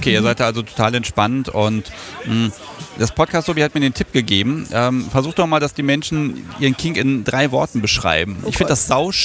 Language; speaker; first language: German; native; German